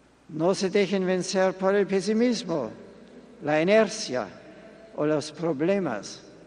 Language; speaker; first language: Spanish; non-native, fluent; German